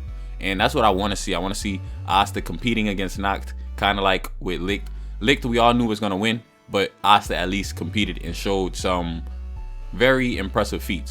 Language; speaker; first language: English; native; English